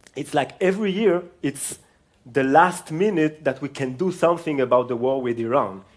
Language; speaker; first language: English; non-native, fluent; Hebrew